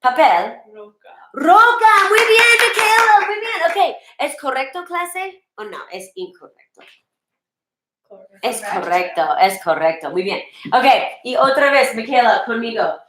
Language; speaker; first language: Spanish; non-native, fluent; English